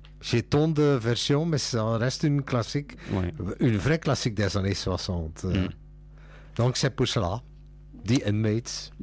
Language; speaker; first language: French; non-native, local second language; Dutch